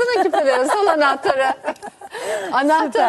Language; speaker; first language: Turkish; native; Turkish